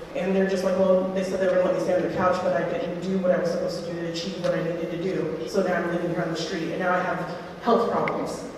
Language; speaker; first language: English; native; English